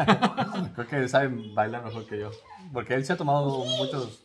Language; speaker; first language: Spanish; native; Spanish